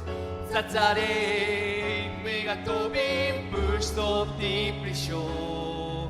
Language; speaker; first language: Russian; non-native, learner; Korean